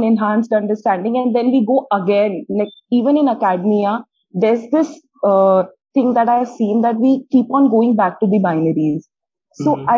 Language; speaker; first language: English; non-native, local second language; Hindi